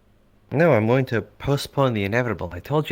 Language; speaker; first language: English; native; English